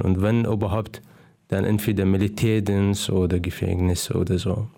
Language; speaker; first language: German; non-native, fluent; Arabic